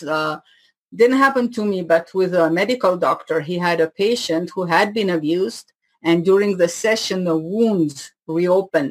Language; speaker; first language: English; non-native, fluent; French